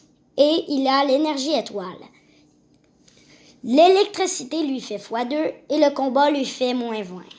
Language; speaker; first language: French; native; French